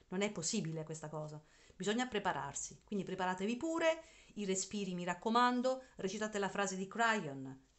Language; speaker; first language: Italian; native; Italian